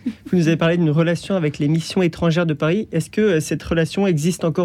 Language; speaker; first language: French; native; French